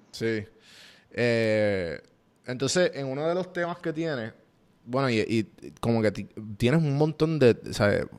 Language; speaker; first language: Spanish; native; Spanish